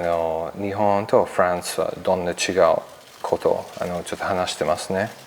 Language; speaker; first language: Japanese; non-native, learner; English